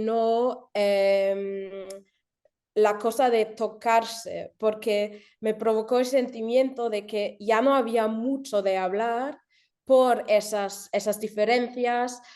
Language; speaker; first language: Spanish; early bilingual, heritage; German